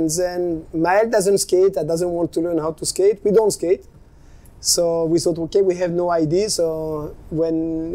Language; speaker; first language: English; non-native, fluent; French